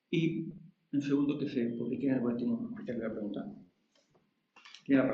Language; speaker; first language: Spanish; native; Spanish